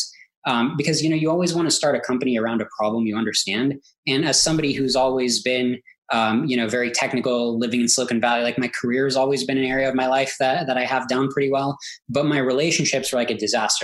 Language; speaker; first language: English; early bilingual, other home language; Hebrew